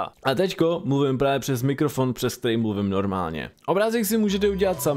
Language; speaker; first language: Czech; native; Czech